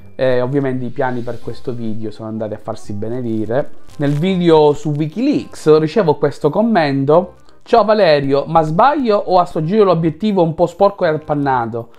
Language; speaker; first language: Italian; native; Italian